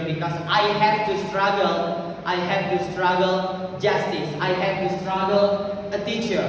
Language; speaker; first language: English; non-native, learner; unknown